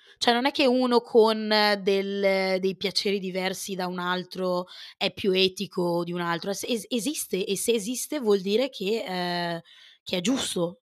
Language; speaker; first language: Italian; early bilingual, other home language; Arabic